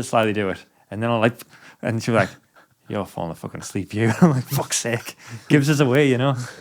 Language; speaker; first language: English; native; English